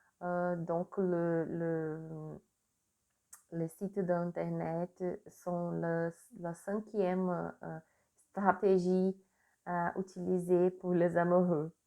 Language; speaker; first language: French; non-native, learner; Portuguese